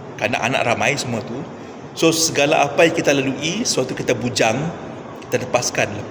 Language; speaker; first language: Malay; non-native, local second language; Iban